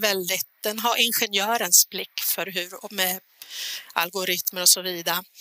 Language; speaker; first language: Swedish; native; Swedish